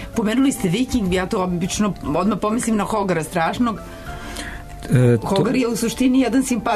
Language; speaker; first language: Serbian; native; Serbian